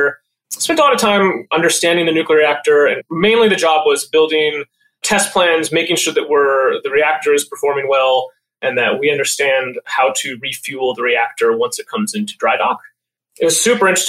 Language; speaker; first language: English; native; English